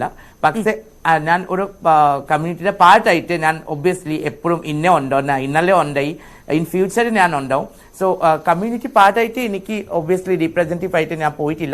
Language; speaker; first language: Malayalam; non-native, local second language; Assamese